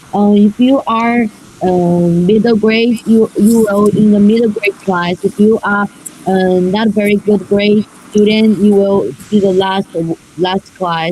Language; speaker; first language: English; non-native, learner; Chinese